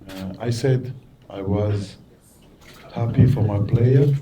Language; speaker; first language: English; non-native, learner; French